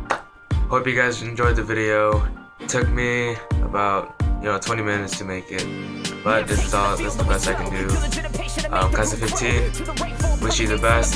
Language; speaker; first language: English; native; English